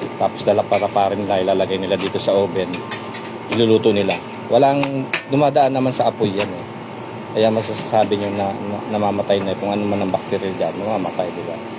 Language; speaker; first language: Filipino; non-native, local second language; Pampanga